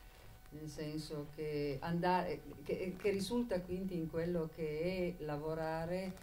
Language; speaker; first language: Italian; native; Italian